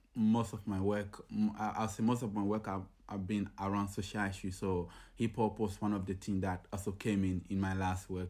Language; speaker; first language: English; non-native, local second language; Ga